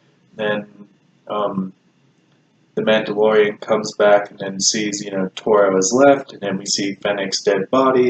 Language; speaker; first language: English; native; English